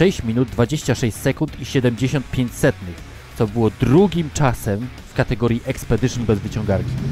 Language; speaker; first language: Polish; native; Polish